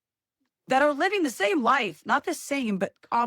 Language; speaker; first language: English; native; English